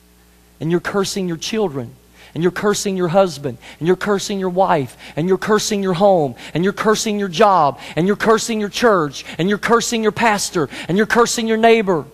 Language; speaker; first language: English; native; English